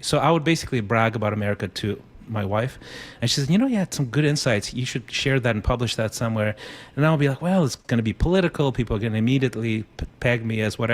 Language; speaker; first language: English; non-native, fluent; Spanish